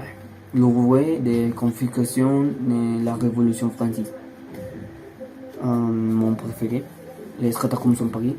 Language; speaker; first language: French; non-native, learner; Spanish